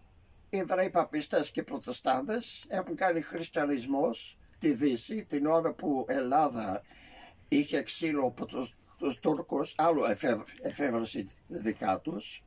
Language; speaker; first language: Greek; early bilingual, heritage; Greek